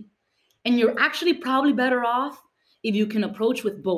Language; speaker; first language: English; early bilingual, other home language; Spanish